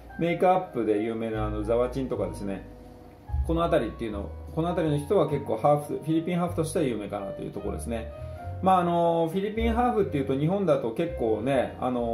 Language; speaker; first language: Japanese; native; Japanese